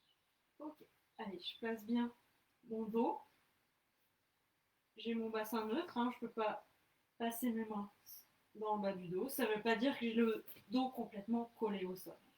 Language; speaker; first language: French; native; French